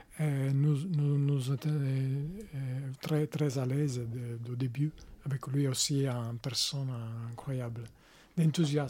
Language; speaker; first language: French; non-native, learner; Italian